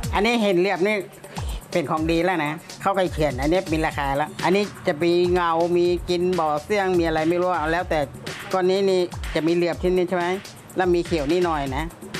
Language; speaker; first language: Thai; native; Thai